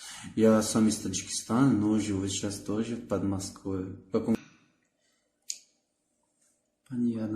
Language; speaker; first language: Russian; non-native, local second language; Tajik